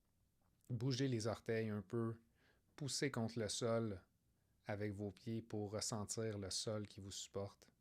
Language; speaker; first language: French; native; French